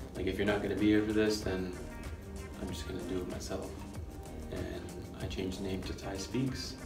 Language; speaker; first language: English; native; English